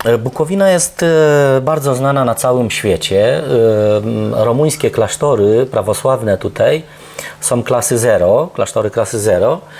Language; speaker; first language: Polish; early bilingual, heritage; Polish